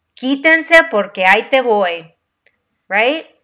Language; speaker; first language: Spanish; early bilingual, heritage; Spanish